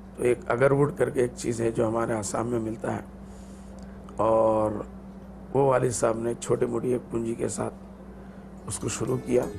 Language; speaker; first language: Hindi; non-native, local second language; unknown